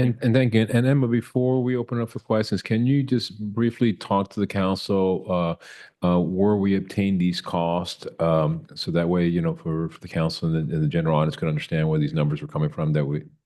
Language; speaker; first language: English; native; English